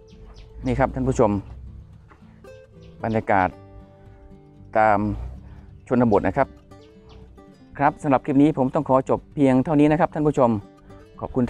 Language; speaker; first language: Thai; native; Thai